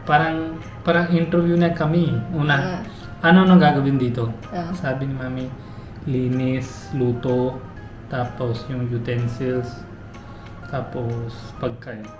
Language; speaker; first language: Filipino; non-native, learner; Hindi